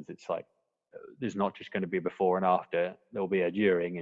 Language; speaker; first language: English; native; English